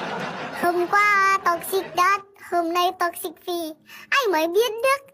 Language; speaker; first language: Vietnamese; non-native, learner; Indonesian